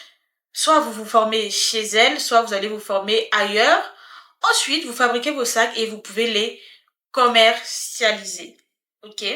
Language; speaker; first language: French; native; French